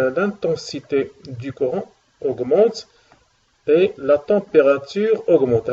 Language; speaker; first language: French; non-native, local second language; Arabic